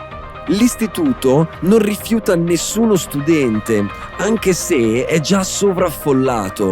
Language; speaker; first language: Italian; native; Italian